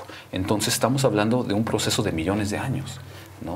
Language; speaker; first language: Spanish; native; Spanish